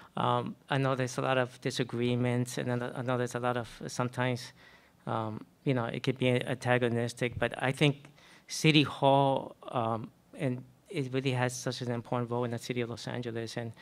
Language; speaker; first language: English; native; English